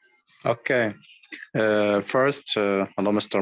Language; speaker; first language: English; non-native, learner; Arabic